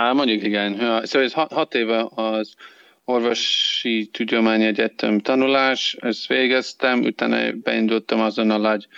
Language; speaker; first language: Hungarian; non-native, learner; English